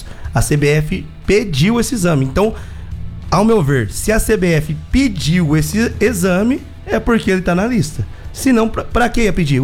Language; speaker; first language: Portuguese; native; Portuguese